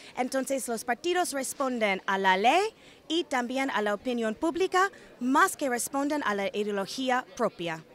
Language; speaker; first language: Spanish; non-native, fluent; English